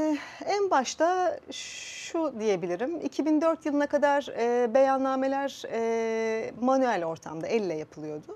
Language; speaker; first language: Turkish; native; Turkish